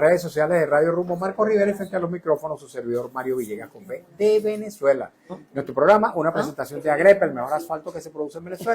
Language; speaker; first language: Spanish; native; Spanish